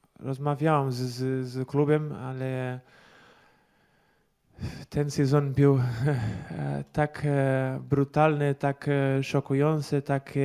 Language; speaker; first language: Polish; non-native, learner; Portuguese